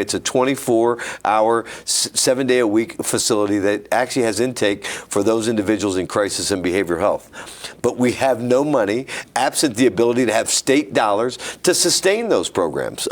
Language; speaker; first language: English; native; English